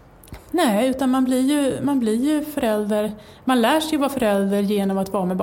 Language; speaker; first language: Swedish; native; Swedish